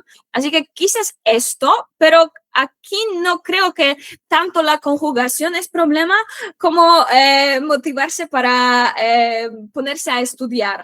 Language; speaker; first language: Spanish; non-native, fluent; Polish